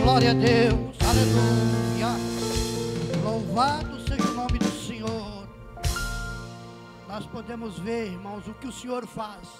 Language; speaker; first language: Portuguese; native; Portuguese